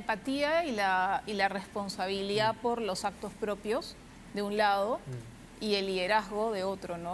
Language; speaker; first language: Spanish; native; Spanish